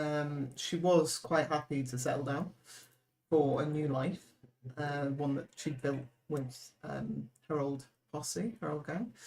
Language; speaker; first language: English; native; English